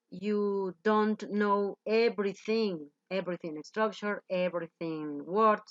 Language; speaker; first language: English; non-native, learner; Spanish